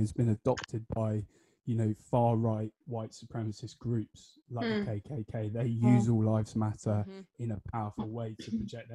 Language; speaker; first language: English; native; English